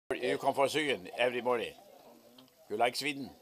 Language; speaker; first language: English; non-native, learner; Swedish